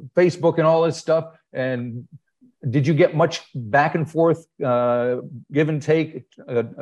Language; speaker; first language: English; native; English